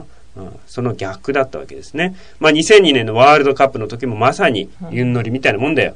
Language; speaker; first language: Japanese; native; Japanese